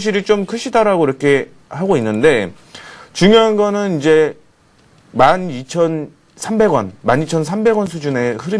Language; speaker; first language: Korean; native; Korean